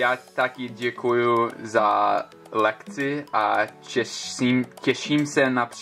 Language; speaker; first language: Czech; non-native, learner; English